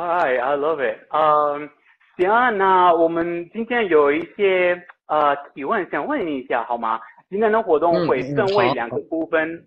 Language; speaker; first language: Chinese; non-native, fluent; Italian